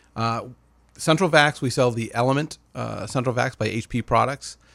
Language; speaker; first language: English; native; English